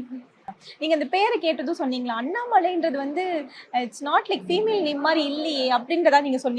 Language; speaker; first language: Tamil; native; Tamil